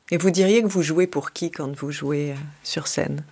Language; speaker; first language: French; native; French